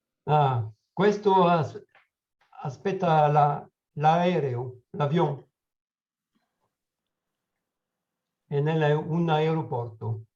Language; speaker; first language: Italian; non-native, learner; French